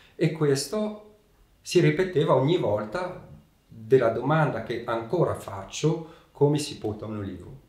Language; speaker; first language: Italian; early bilingual, heritage; Italian